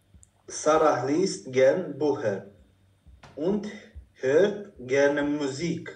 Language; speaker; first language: German; non-native, learner; Croatian